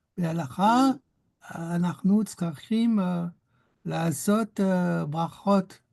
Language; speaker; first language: Hebrew; non-native, learner; French